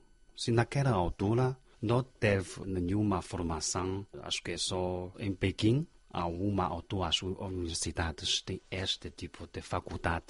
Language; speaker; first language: Portuguese; non-native, fluent; Chinese